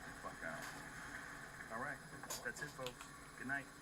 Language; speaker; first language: English; native; English